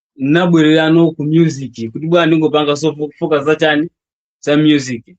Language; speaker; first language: Nyanja; non-native, local second language; Yao